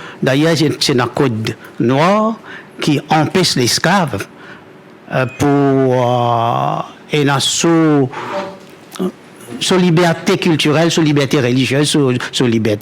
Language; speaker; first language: French; non-native, local second language; Morisyen